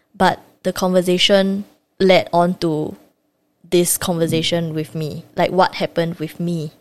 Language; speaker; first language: English; native; English